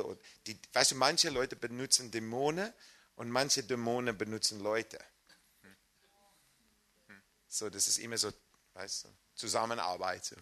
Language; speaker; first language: German; non-native, fluent; English